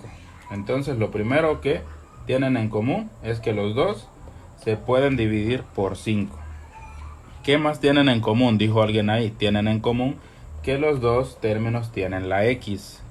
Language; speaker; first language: Spanish; native; Spanish